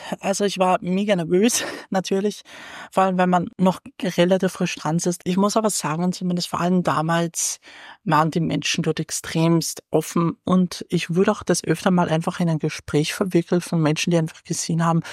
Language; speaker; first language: German; native; German